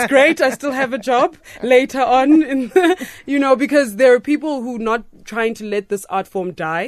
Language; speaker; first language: English; non-native, local second language; Xhosa